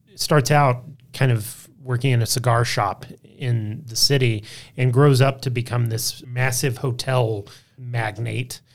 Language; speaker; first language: English; native; English